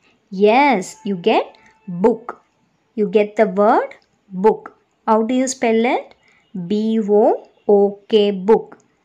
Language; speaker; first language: English; non-native, local second language; Tamil